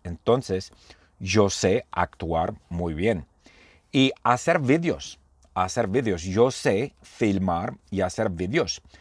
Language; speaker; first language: Spanish; non-native, fluent; English